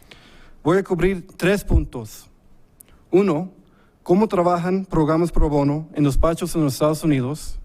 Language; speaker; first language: Spanish; early bilingual, heritage; English